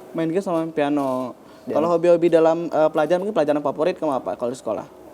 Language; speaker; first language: Indonesian; native; Indonesian